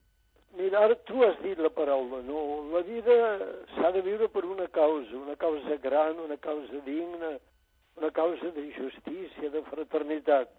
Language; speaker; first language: Catalan; native; Catalan